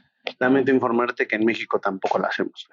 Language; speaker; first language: Spanish; native; Spanish